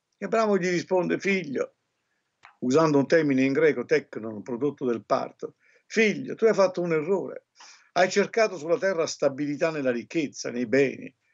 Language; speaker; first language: Italian; native; Italian